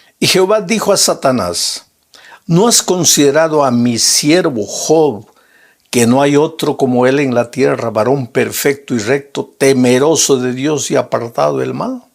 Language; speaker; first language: Spanish; native; Spanish